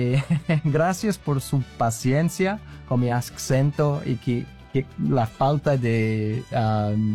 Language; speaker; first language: Spanish; non-native, learner; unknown